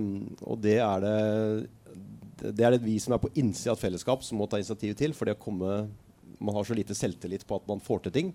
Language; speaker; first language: Norwegian; native; Norwegian